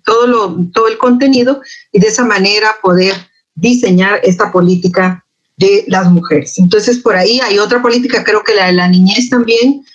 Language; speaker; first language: Spanish; native; Spanish